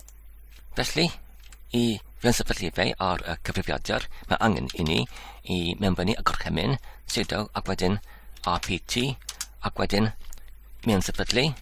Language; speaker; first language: Welsh; non-native, fluent; English